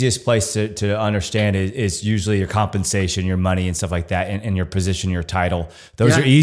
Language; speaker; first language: English; native; English